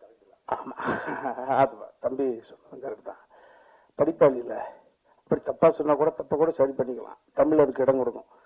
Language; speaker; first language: Tamil; native; Tamil